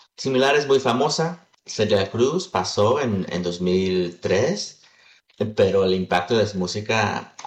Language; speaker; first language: Spanish; early bilingual, heritage; Spanish